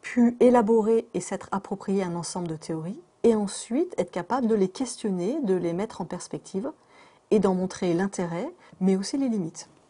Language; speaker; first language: French; native; French